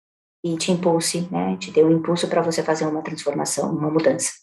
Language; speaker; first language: Portuguese; native; Portuguese